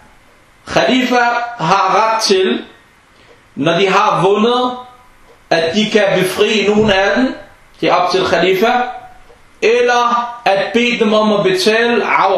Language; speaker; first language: Danish; non-native, fluent; Arabic